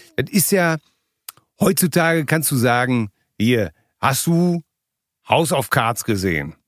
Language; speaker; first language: German; native; German